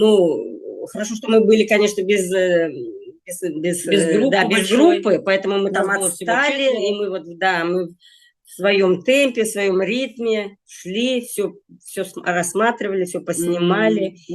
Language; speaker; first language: Russian; native; Russian